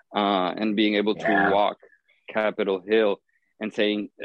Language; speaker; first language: English; non-native, fluent; Spanish